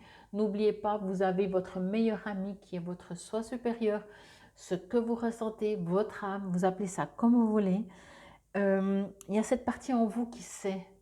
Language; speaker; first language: French; native; French